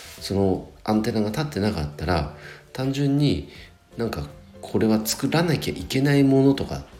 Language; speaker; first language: Japanese; native; Japanese